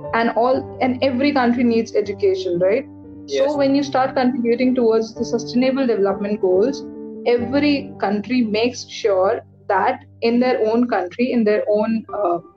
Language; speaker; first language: English; non-native, local second language; Hindi